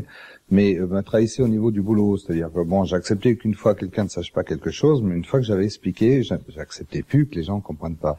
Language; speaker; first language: French; native; French